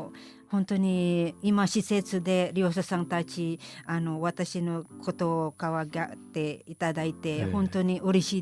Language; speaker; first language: Japanese; non-native, fluent; Filipino